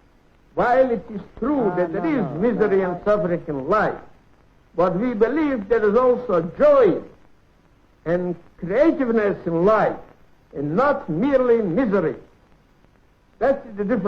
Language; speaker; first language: English; non-native, fluent; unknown